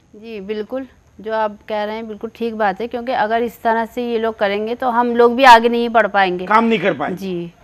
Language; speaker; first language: Hindi; native; Hindi